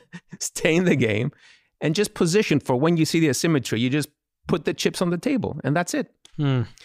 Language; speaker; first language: English; non-native, fluent; Greek